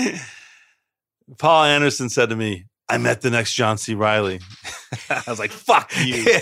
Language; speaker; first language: English; native; English